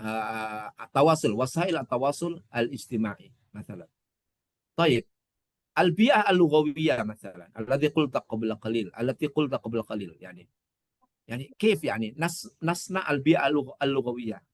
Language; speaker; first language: Arabic; non-native, fluent; Indonesian